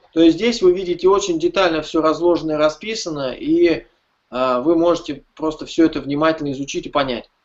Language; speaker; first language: Russian; native; Russian